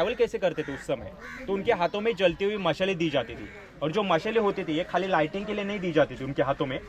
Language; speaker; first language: Hindi; non-native, local second language; Marathi